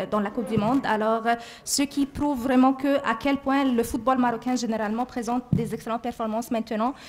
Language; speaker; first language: French; non-native, fluent; Arabic